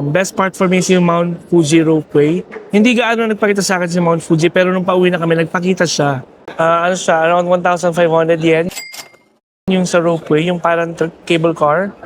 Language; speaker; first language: Filipino; native; Filipino